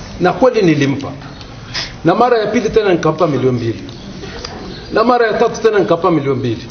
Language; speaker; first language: Swahili; native; Swahili